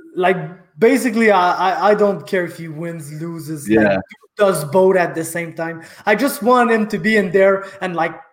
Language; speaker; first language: English; native; English